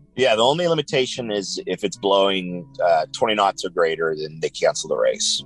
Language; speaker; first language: English; native; English